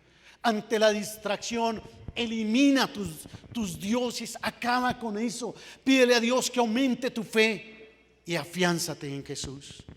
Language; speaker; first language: Spanish; native; Spanish